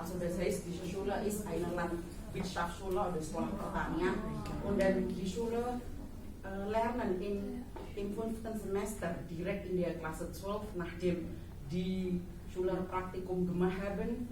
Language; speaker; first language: German; non-native, fluent; Indonesian